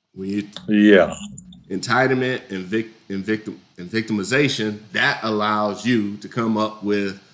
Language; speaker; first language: English; native; English